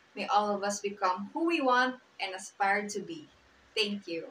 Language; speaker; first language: English; non-native, local second language; Cebuano